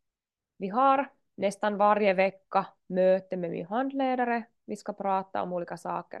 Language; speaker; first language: Swedish; non-native, local second language; Finnish